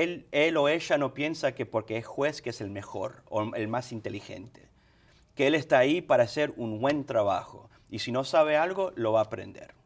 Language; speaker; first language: Spanish; early bilingual, other home language; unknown